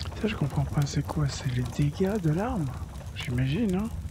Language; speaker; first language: French; native; French